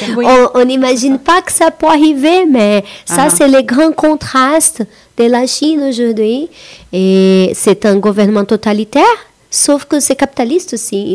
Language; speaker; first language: French; non-native, fluent; Portuguese